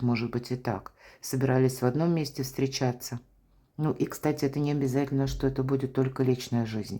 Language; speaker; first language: Russian; native; Russian